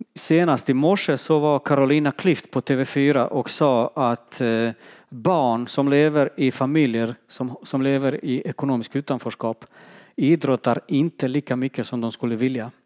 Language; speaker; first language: Swedish; non-native, fluent; Bosnian